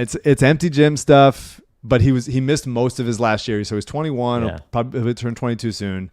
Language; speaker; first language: English; native; English